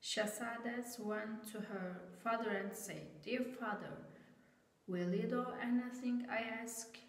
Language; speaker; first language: English; non-native, learner; Turkish